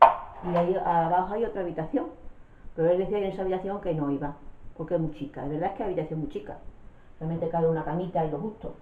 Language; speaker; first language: Spanish; native; Spanish